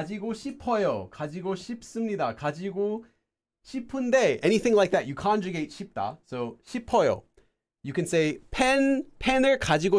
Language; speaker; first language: Korean; non-native, fluent; English